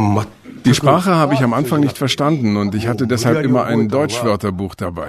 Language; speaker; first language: German; non-native, fluent; Japanese